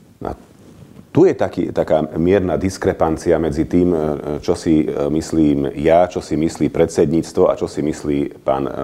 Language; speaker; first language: Slovak; non-native, local second language; Hungarian